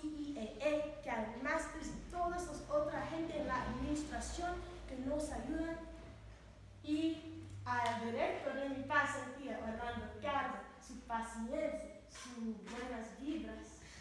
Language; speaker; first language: Spanish; non-native, learner; English